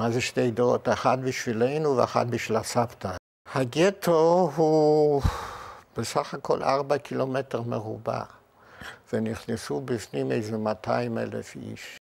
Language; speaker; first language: Hebrew; non-native, fluent; Yiddish